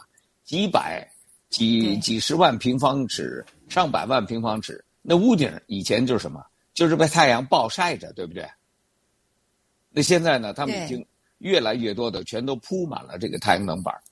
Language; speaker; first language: Chinese; native; Chinese